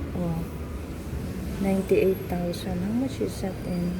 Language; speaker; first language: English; non-native, learner; Filipino